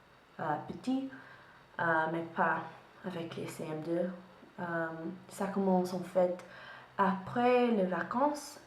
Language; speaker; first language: French; non-native, learner; English